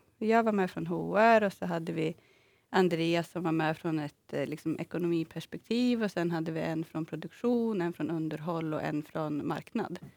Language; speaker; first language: Swedish; native; Swedish